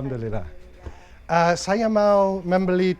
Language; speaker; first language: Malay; non-native, learner; English